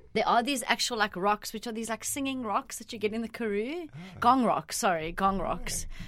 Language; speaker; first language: English; non-native, local second language; Italian